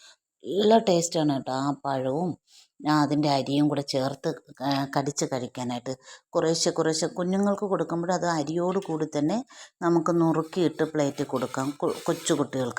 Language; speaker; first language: Malayalam; native; Malayalam